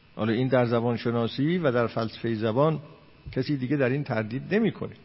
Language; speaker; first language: Persian; non-native, local second language; Azerbaijani